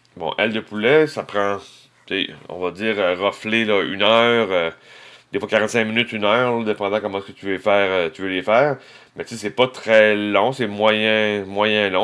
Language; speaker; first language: French; native; French